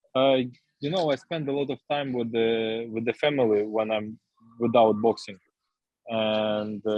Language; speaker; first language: English; non-native, learner; Russian